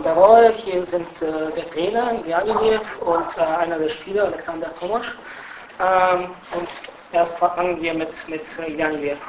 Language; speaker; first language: German; non-native, fluent; Bulgarian